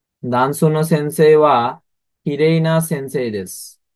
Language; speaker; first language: Japanese; non-native, fluent; Bangla